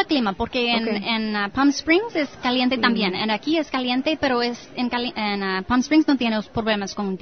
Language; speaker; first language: Spanish; non-native, learner; English